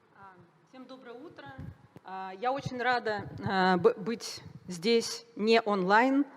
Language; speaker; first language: Russian; native; Russian